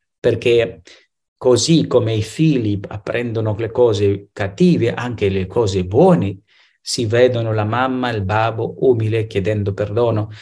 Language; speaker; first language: Italian; non-native, fluent; Spanish